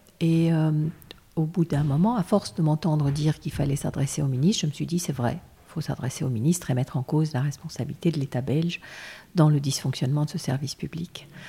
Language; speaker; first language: French; non-native, local second language; Armenian